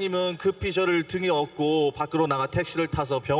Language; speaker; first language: Korean; early bilingual, heritage; Korean